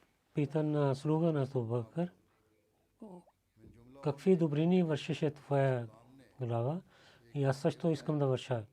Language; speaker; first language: Bulgarian; non-native, learner; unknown